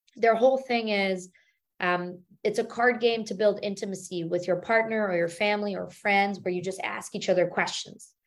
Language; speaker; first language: English; non-native, fluent; German